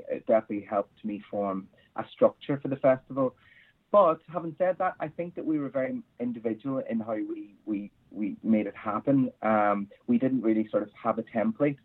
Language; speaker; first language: English; native; English